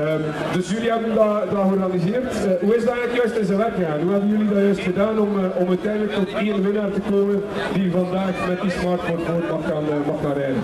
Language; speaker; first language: Dutch; native; Dutch